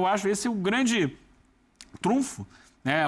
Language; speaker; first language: Portuguese; native; Portuguese